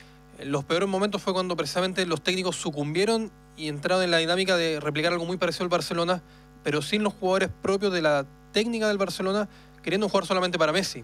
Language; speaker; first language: Spanish; native; Spanish